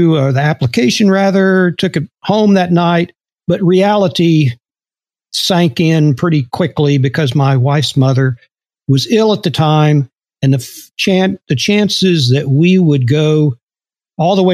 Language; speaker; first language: English; native; English